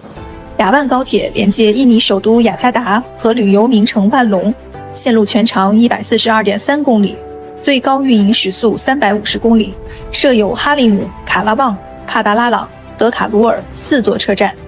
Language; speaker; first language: Chinese; native; Chinese